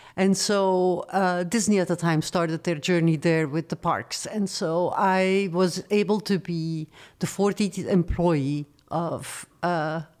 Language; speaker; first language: English; non-native, fluent; Dutch